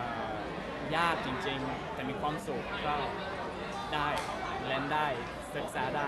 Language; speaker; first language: Thai; non-native, learner; English